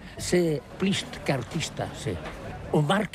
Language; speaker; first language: French; non-native, learner; Catalan